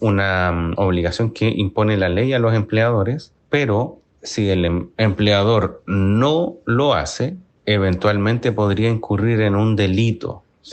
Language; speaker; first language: Spanish; native; Spanish